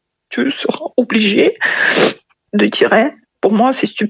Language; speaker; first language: French; non-native, fluent; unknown